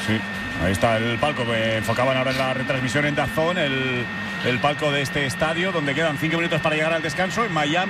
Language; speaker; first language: Spanish; native; Spanish